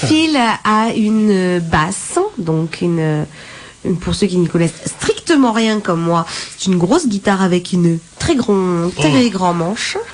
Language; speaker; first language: French; native; French